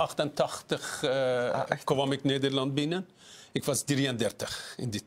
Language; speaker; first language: Dutch; non-native, fluent; Persian